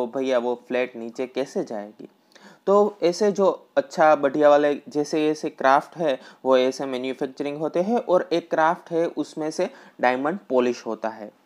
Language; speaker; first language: Hindi; non-native, local second language; Gujarati